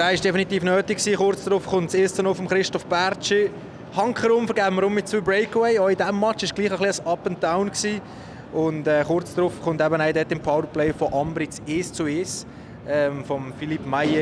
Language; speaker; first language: German; native; German